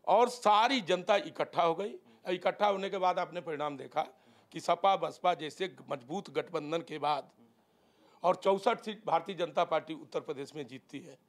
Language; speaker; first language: Hindi; native; Hindi